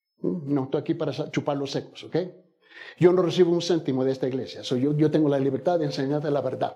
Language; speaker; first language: Spanish; early bilingual, heritage; Spanish